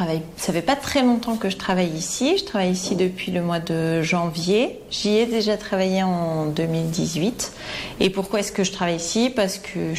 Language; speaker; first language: French; native; French